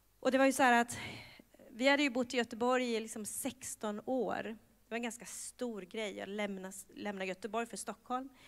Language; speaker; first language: Swedish; native; Swedish